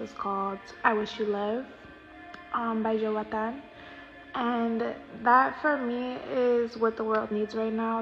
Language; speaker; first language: English; early bilingual, other home language; Spanish